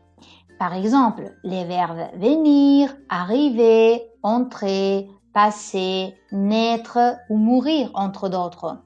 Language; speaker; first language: French; non-native, fluent; Spanish